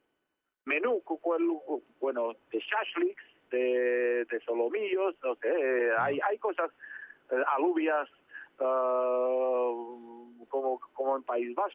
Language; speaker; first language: Spanish; non-native, fluent; Georgian